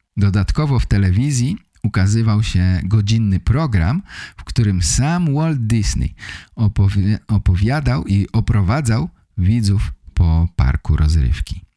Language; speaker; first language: Polish; native; Polish